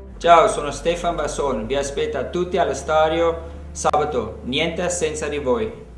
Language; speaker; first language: Italian; non-native, learner; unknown